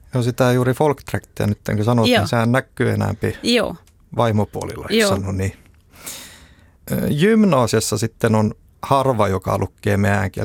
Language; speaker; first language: Finnish; native; Finnish